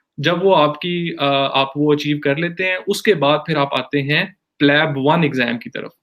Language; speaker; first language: Urdu; non-native, local second language; Punjabi